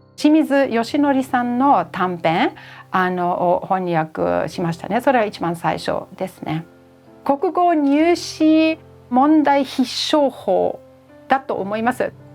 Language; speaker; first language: Japanese; non-native, fluent; German